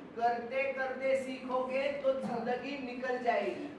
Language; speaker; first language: Hindi; non-native, local second language; Marathi